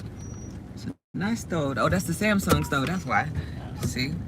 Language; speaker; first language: English; native; English